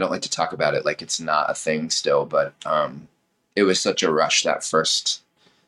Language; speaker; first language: English; native; English